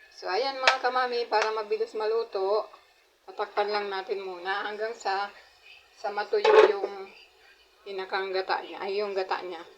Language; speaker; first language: Filipino; non-native, local second language; Bikol